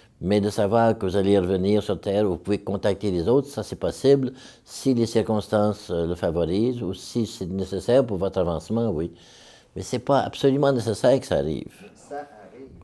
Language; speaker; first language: French; native; French